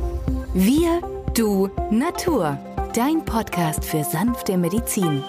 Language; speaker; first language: German; native; German